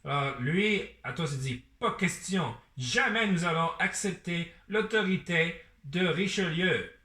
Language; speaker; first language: French; non-native, learner; English